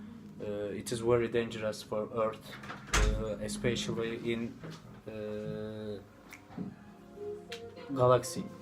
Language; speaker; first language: English; non-native, learner; Turkish